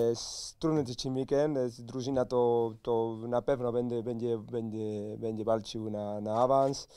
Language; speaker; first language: Polish; non-native, learner; Spanish